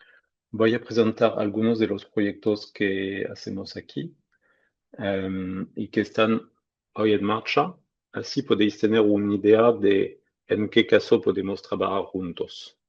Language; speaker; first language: Spanish; non-native, fluent; French